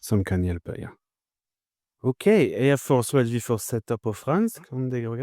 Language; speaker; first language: Norwegian; non-native, fluent; French